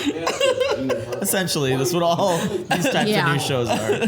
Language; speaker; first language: English; native; English